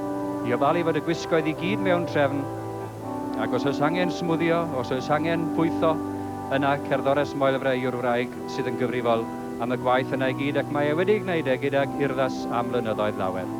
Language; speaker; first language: Welsh; native; Welsh